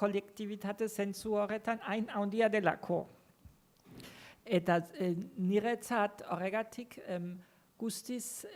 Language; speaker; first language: Basque; non-native, fluent; German